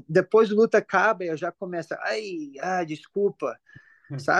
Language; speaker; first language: Portuguese; early bilingual, heritage; English